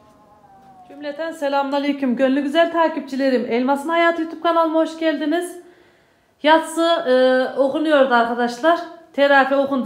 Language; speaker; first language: Turkish; native; Turkish